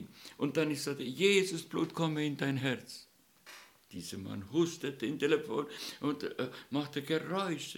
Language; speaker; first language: German; non-native, learner; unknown